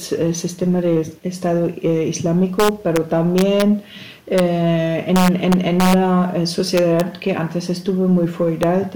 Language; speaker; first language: Spanish; non-native, fluent; German